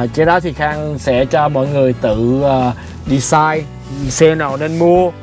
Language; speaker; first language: Vietnamese; early bilingual, heritage; Vietnamese